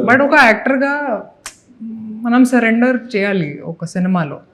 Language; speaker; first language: Telugu; non-native, fluent; Hindi